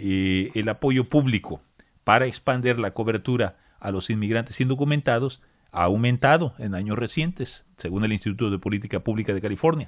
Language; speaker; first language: Spanish; native; Spanish